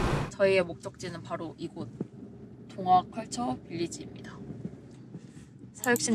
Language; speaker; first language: Korean; native; Korean